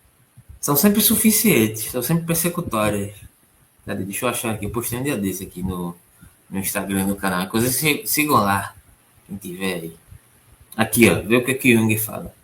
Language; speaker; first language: Portuguese; native; Portuguese